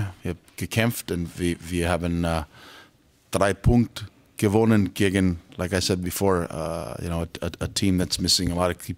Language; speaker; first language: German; non-native, fluent; English